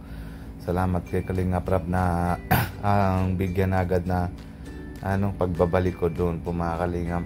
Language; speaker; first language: Filipino; non-native, learner; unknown